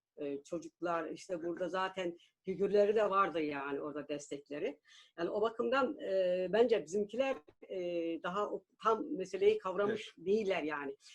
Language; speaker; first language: Turkish; native; Turkish